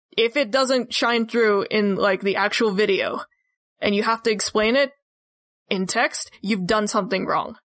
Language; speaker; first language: English; native; English